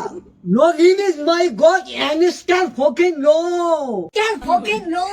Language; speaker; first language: English; non-native, learner; Bangla